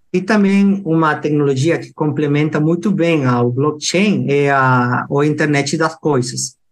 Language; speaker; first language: Portuguese; non-native, fluent; Spanish